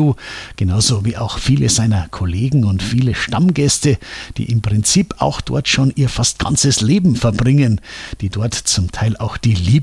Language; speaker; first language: German; native; German